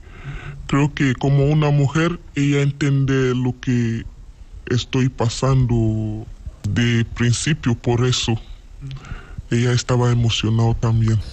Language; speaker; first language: Spanish; non-native, learner; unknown